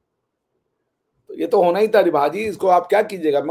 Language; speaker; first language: Hindi; native; Hindi